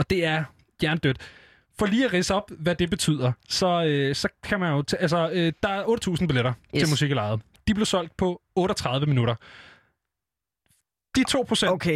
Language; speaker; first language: Danish; native; Danish